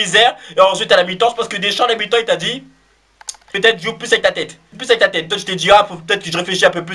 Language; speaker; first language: French; native; French